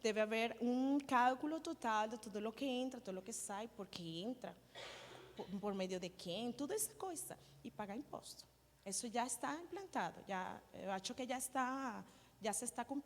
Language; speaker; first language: Portuguese; non-native, learner; Spanish